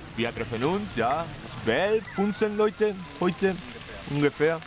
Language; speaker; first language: German; non-native, learner; Spanish